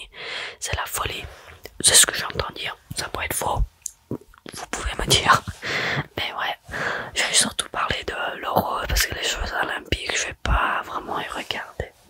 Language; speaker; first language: French; early bilingual, heritage; French